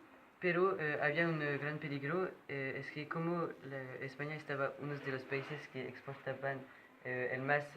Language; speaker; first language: Spanish; non-native, learner; French